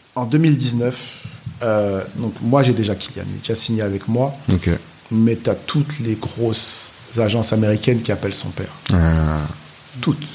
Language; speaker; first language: French; native; French